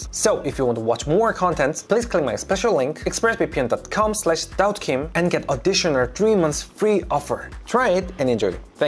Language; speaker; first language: English; non-native, learner; Korean